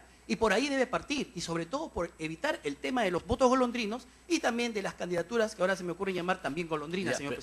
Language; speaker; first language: Spanish; native; Spanish